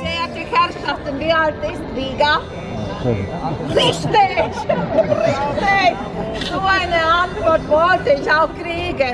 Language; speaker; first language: German; non-native, fluent; Latvian